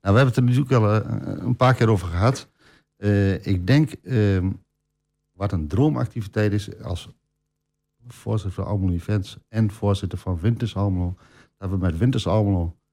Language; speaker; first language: Dutch; native; Dutch